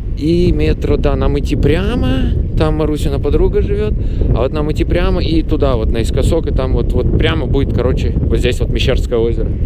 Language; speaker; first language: Russian; early bilingual, heritage; Russian